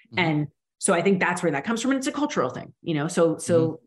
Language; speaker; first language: English; native; English